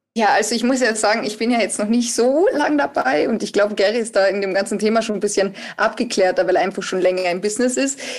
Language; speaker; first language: German; native; German